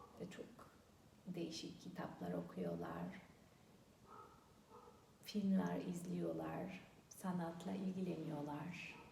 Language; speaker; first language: Turkish; non-native, fluent; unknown